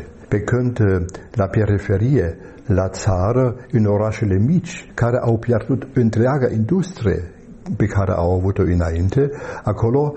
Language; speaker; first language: Romanian; non-native, fluent; German